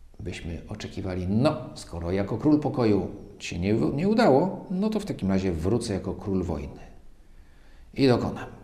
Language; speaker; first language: Polish; native; Polish